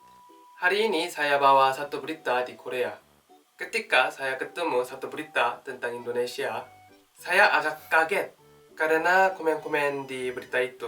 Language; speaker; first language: Indonesian; non-native, learner; Korean